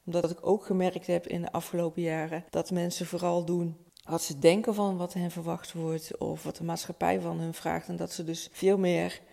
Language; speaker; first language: Dutch; native; Dutch